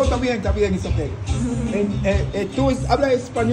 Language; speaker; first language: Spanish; non-native, learner; English